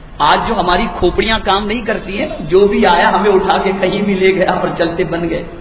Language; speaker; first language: Urdu; native; Urdu